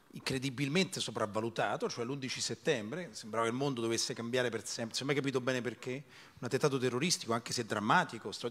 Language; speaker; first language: Italian; native; Italian